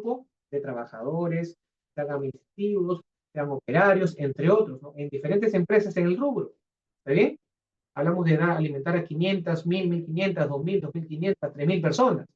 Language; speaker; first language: Spanish; native; Spanish